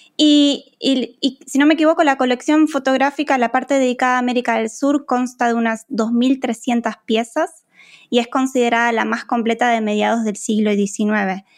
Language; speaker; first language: Spanish; native; Spanish